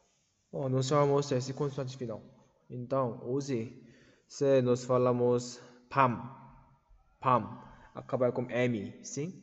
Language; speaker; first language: Portuguese; non-native, learner; Korean